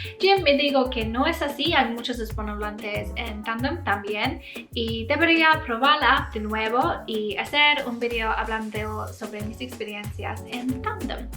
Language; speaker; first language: Spanish; non-native, learner; English